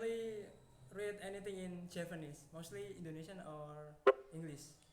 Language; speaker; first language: English; non-native, learner; Indonesian